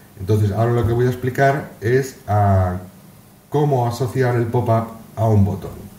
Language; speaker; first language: Spanish; native; Spanish